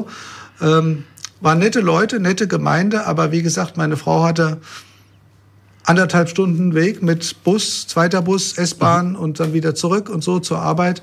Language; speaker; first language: German; native; German